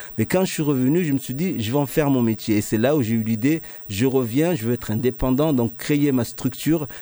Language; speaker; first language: French; early bilingual, other home language; Ngazidja Comorian